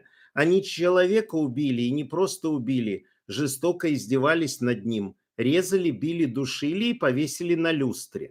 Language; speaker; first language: Russian; native; Russian